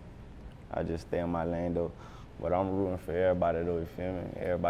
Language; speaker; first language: English; native; English